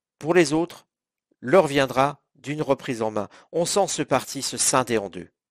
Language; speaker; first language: French; native; French